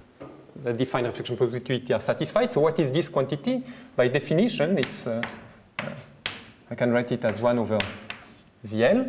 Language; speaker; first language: English; non-native, fluent; French